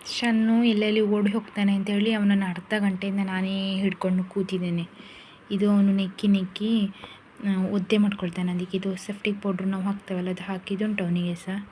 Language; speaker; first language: Kannada; native; Kannada